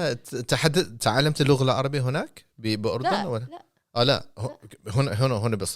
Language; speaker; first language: Arabic; non-native, fluent; English